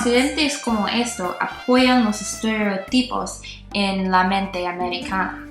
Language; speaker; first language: Spanish; non-native, learner; English